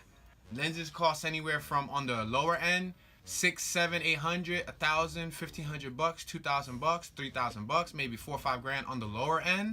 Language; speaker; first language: English; native; English